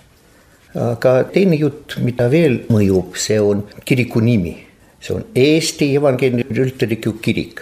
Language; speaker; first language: Estonian; non-native, local second language; Russian